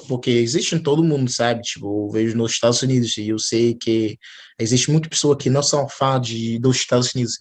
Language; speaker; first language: Portuguese; non-native, fluent; English